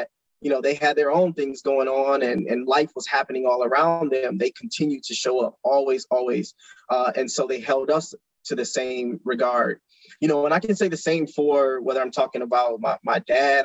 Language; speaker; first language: English; native; English